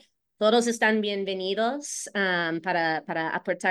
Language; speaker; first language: Spanish; non-native, fluent; English